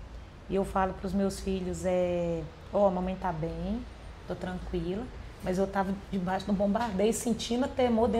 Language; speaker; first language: Portuguese; native; Portuguese